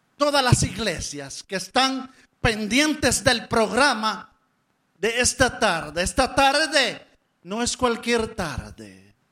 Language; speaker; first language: Spanish; native; Spanish